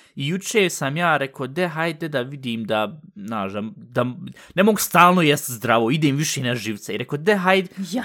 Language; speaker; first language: Bosnian; native; Bosnian